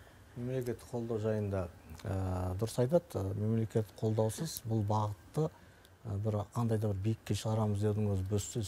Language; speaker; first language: Kazakh; native; Kazakh